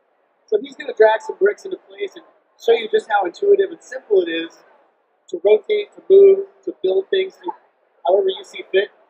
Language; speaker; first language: English; native; English